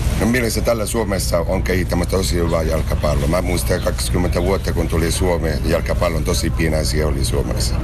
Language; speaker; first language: Finnish; non-native, learner; Italian